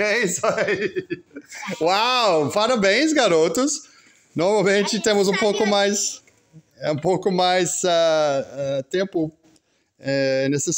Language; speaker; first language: Portuguese; non-native, fluent; English